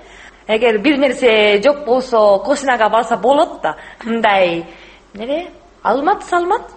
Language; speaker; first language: Kyrgyz; non-native, learner; Japanese